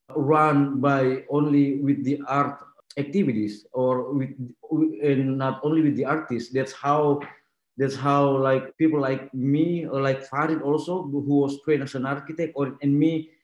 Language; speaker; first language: English; non-native, fluent; Indonesian